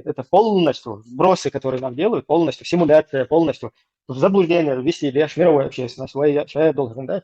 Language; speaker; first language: Russian; non-native, local second language; Chechen